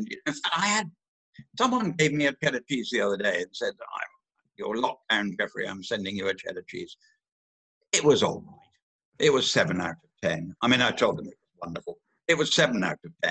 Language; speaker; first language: English; native; English